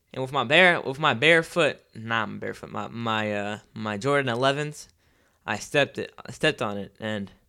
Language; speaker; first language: English; native; English